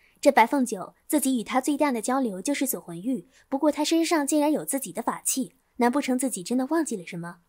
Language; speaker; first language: Chinese; native; Chinese